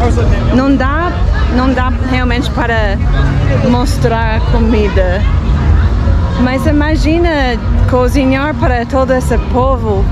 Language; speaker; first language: Portuguese; non-native, fluent; English